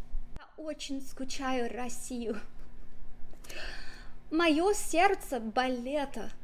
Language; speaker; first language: Russian; non-native, fluent; English